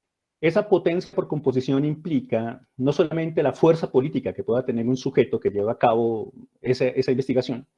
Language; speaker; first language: Spanish; native; Spanish